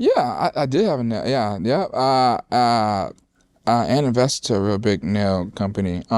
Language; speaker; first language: English; native; English